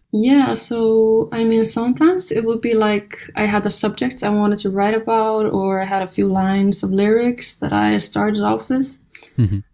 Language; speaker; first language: English; non-native, fluent; Icelandic